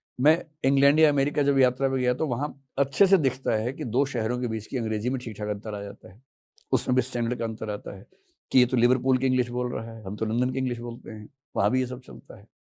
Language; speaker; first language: Hindi; native; Hindi